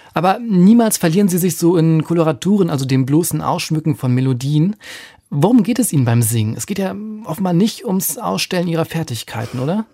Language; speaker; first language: German; native; German